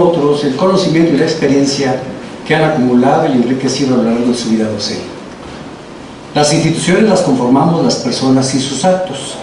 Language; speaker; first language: Spanish; native; Spanish